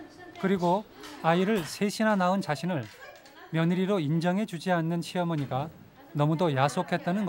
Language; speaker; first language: Korean; native; Korean